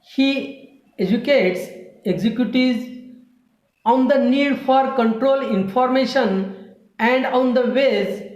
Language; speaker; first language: English; non-native, local second language; Marathi